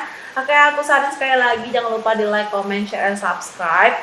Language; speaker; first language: Indonesian; native; Indonesian